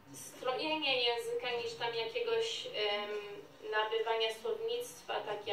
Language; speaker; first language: Polish; early bilingual, heritage; Polish